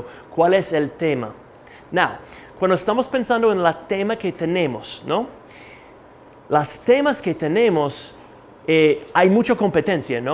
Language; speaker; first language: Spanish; non-native, fluent; English